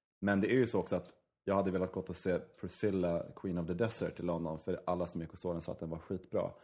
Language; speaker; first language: Swedish; native; Swedish